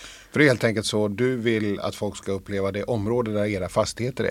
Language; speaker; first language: Swedish; native; Swedish